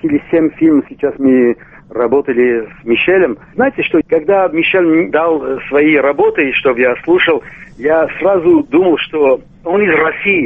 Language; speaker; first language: Russian; non-native, local second language; Armenian